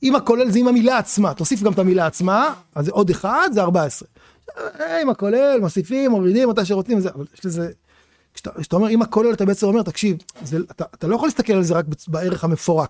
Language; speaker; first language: Hebrew; native; Hebrew